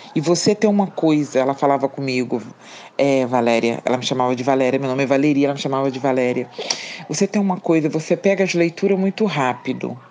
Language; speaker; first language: Portuguese; native; Portuguese